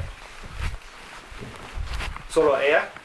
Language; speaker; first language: Spanish; non-native, learner; English